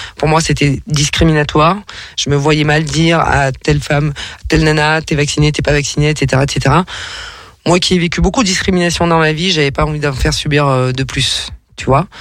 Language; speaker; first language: French; native; French